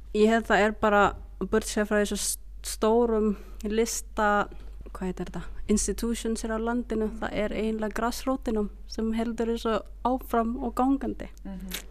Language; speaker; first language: Icelandic; early bilingual, other home language; Filipino